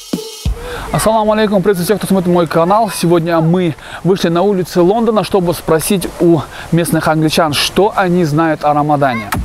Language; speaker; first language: Russian; native; Russian